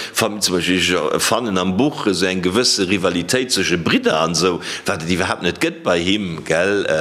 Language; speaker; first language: Luxembourgish; native; Luxembourgish